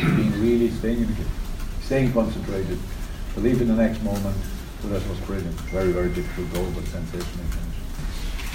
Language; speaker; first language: English; non-native, fluent; German